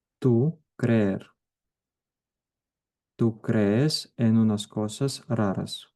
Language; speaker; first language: Spanish; non-native, fluent; Ukrainian